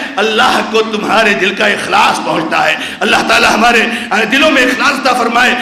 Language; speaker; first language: Urdu; non-native, local second language; Konkani